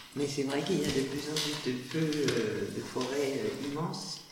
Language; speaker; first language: French; native; French